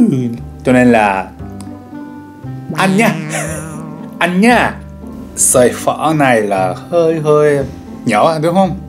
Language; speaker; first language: Vietnamese; non-native, learner; Japanese